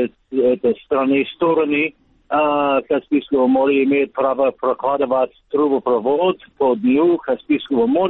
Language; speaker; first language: Russian; non-native, learner; English